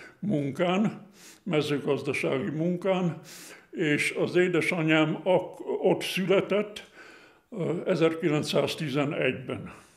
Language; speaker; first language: Hungarian; non-native, local second language; German